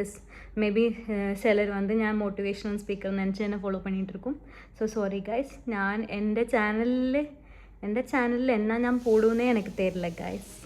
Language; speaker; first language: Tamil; non-native, local second language; Malayalam